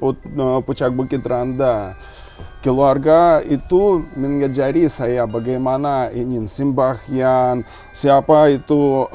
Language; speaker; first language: Indonesian; non-native, learner; Russian